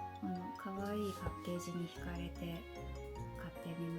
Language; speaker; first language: Japanese; native; Japanese